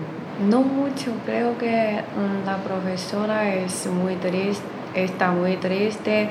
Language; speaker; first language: Spanish; non-native, learner; Chinese